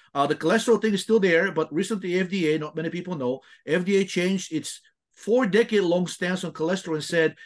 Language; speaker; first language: English; non-native, fluent; Bulgarian